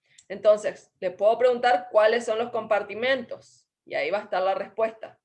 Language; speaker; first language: Spanish; native; Spanish